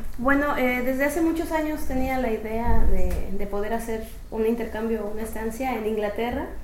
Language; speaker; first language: Spanish; native; Spanish